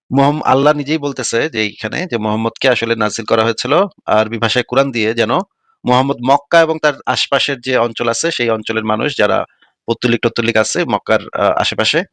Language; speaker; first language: Bangla; native; Bangla